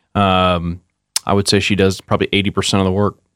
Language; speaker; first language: English; native; English